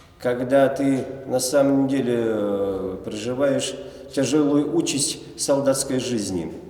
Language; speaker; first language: Russian; non-native, local second language; Chuvash